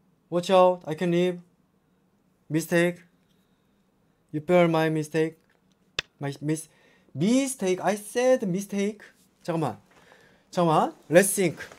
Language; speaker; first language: English; non-native, learner; Korean